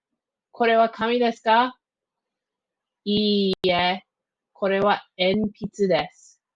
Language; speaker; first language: Japanese; non-native, fluent; English